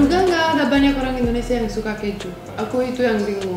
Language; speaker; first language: Indonesian; non-native, fluent; Romanian